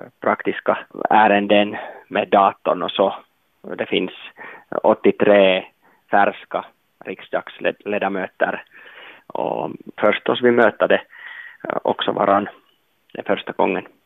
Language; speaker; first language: Swedish; non-native, local second language; Finnish